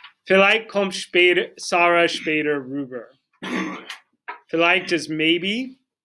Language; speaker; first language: German; non-native, fluent; English